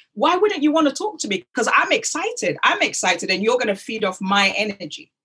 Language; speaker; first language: English; native; English